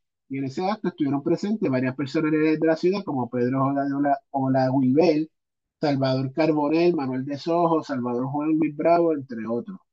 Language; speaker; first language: Spanish; native; Spanish